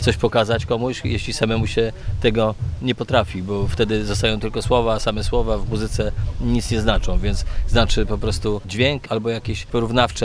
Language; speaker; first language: Polish; native; Polish